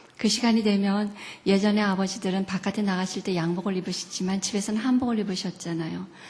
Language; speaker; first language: Korean; native; Korean